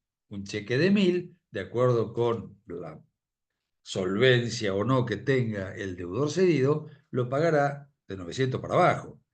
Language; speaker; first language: Spanish; native; Spanish